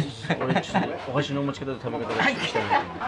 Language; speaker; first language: Japanese; native; Japanese